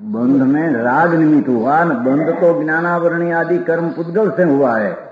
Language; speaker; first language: Hindi; non-native, local second language; Gujarati